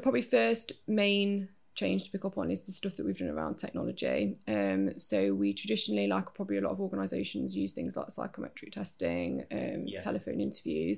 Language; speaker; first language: English; native; English